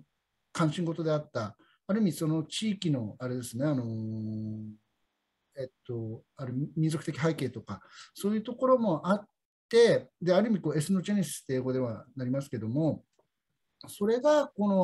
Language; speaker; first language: Japanese; native; Japanese